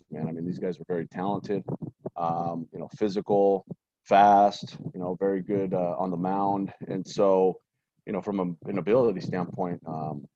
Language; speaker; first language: English; native; English